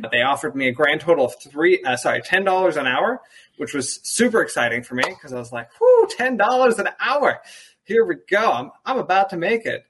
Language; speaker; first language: English; early bilingual, other home language; German